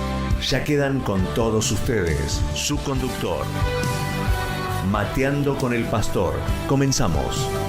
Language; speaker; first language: Spanish; native; Spanish